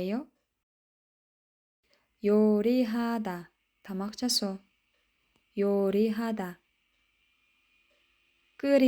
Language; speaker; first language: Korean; non-native, fluent; Kyrgyz